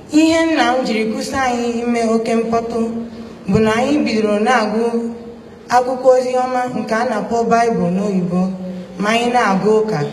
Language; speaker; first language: Igbo; early bilingual, heritage; Igbo